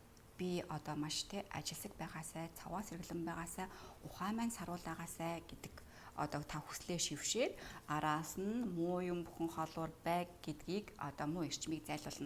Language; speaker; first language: Mongolian; native; Mongolian